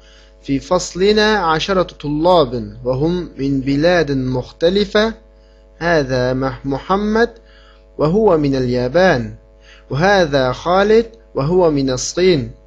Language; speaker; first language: Arabic; non-native, fluent; Uyghur